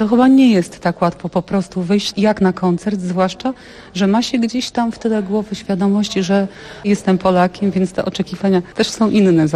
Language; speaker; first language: Polish; native; Polish